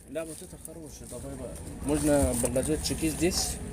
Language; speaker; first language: Russian; non-native, learner; Arabic